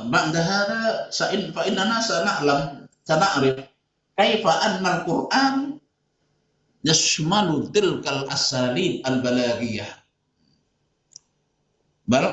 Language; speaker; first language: Arabic; non-native, fluent; Indonesian